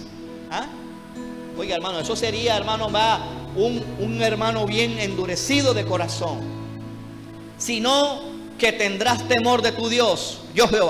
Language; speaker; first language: Spanish; native; Spanish